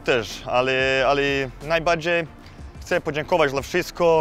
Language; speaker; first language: Polish; non-native, learner; Croatian